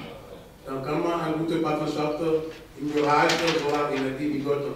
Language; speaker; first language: German; non-native, fluent; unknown